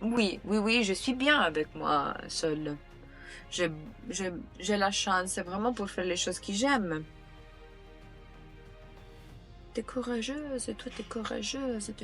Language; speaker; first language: French; non-native, fluent; Italian